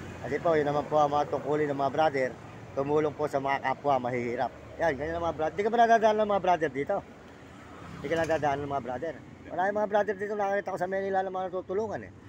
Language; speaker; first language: Filipino; native; Filipino